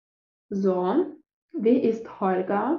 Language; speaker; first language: German; non-native, fluent; Russian